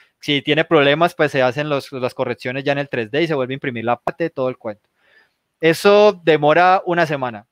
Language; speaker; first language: Spanish; native; Spanish